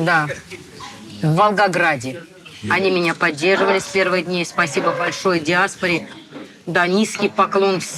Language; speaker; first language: Russian; native; Russian